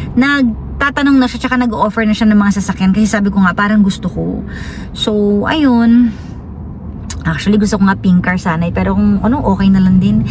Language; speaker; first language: Filipino; native; Filipino